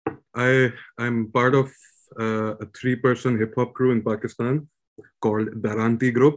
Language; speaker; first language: English; non-native, local second language; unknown